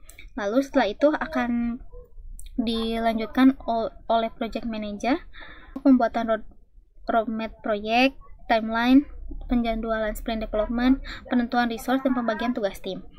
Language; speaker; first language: Indonesian; native; Indonesian